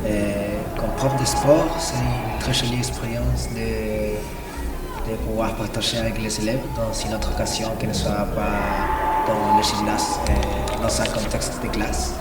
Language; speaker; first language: French; non-native, fluent; Spanish